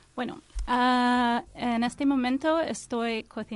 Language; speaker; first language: Spanish; non-native, learner; English